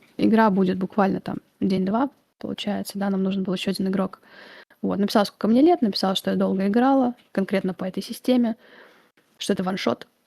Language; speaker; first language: Russian; native; Russian